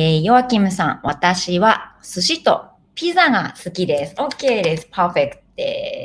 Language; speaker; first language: Japanese; non-native, fluent; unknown